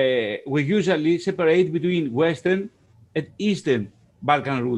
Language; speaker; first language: English; non-native, fluent; Greek